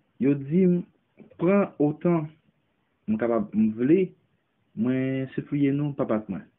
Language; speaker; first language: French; non-native, local second language; Haitian Creole